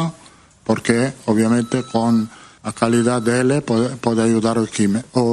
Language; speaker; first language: Portuguese; non-native, learner; Italian